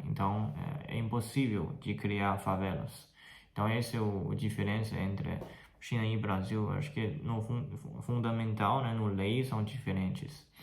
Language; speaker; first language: Portuguese; non-native, fluent; Chinese